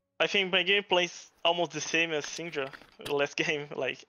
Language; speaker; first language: English; non-native, fluent; Portuguese